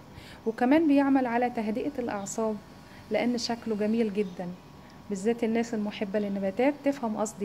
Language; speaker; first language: Arabic; native; Arabic